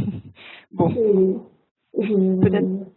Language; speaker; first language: French; native; French